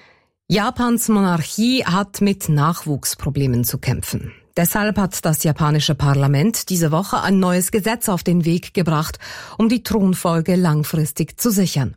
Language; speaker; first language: German; native; German